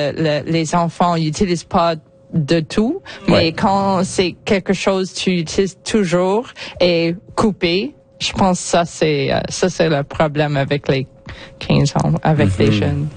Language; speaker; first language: French; non-native, learner; English